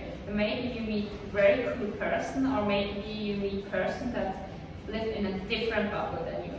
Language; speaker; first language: English; non-native, fluent; Swiss German